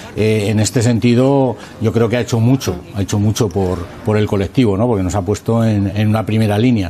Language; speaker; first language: Spanish; native; Spanish